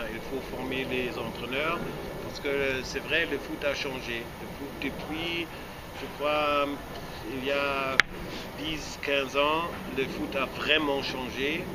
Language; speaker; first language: French; non-native, fluent; German